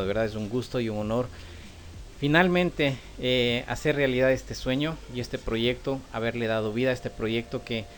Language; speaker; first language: Spanish; native; Spanish